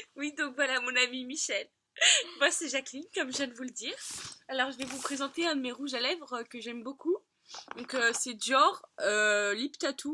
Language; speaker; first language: French; native; French